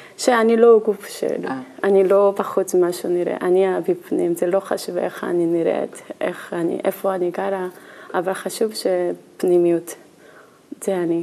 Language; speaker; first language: Hebrew; non-native, learner; Korean